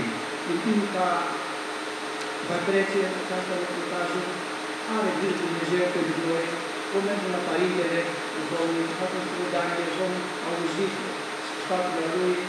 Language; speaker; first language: Romanian; non-native, learner; Greek